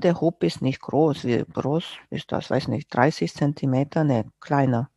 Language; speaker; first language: German; non-native, fluent; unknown